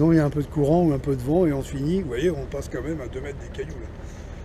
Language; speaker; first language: French; native; French